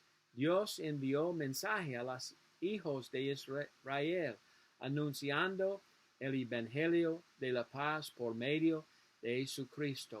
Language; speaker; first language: Spanish; non-native, learner; English